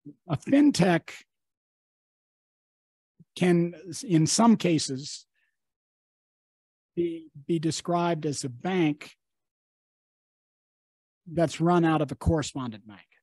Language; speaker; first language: English; native; English